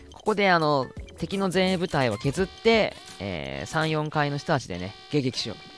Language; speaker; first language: Japanese; native; Japanese